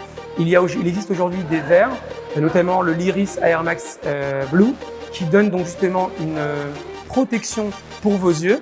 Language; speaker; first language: French; native; French